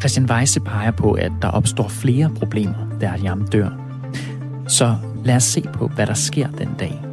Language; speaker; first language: Danish; native; Danish